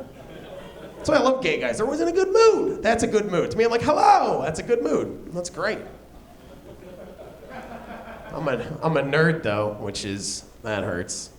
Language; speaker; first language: English; native; English